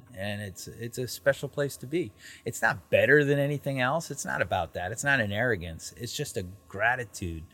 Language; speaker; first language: English; native; English